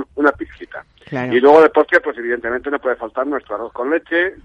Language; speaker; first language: Spanish; native; Spanish